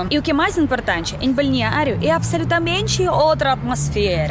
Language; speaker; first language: Portuguese; non-native, learner; Russian